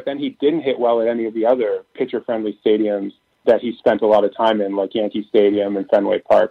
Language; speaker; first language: English; native; English